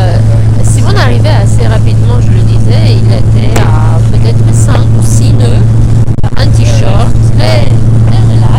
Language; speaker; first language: French; native; French